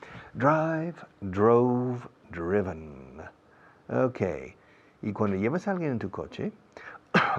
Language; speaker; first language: Spanish; non-native, fluent; English